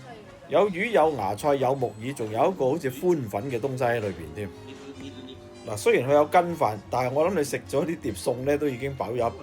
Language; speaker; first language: Cantonese; native; Cantonese